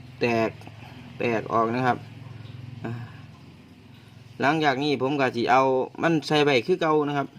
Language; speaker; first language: Thai; non-native, local second language; Northeastern Thai